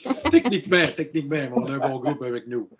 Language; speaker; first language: French; native; French